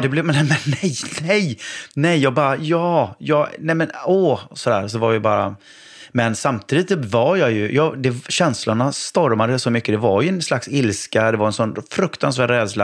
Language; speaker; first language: Swedish; native; Swedish